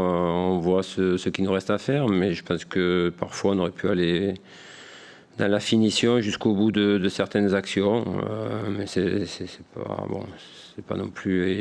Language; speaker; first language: French; native; French